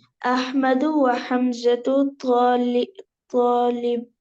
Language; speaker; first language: Arabic; non-native, learner; Urdu